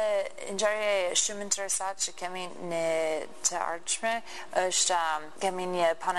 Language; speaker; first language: Albanian; non-native, learner; English